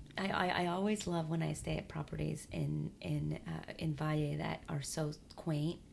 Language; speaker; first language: English; non-native, fluent; Finnish